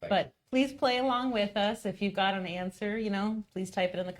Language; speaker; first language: English; native; English